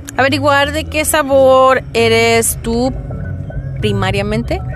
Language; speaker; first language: Spanish; early bilingual, heritage; Spanish